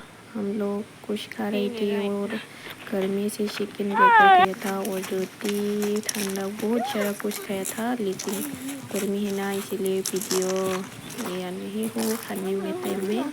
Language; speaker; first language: Hindi; non-native, local second language; Bodo